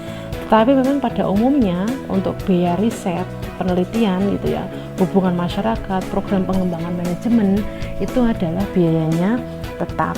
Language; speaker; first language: Indonesian; native; Indonesian